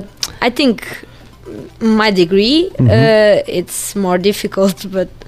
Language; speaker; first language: English; non-native, learner; Portuguese